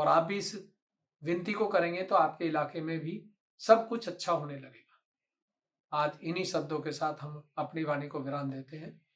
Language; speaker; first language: Hindi; native; Hindi